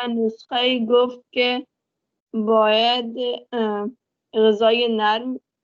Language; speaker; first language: Persian; non-native, learner; Urdu